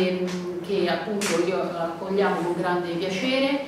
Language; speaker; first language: Italian; native; Italian